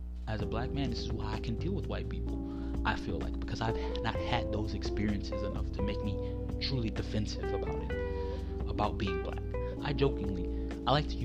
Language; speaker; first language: English; native; English